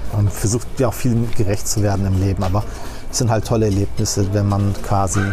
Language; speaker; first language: German; early bilingual, other home language; Turkish